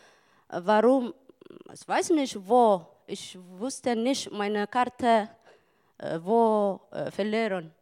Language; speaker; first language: German; non-native, learner; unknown